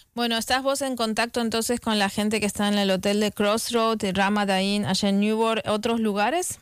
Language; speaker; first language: Spanish; native; Spanish